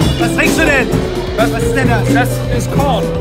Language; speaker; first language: German; native; German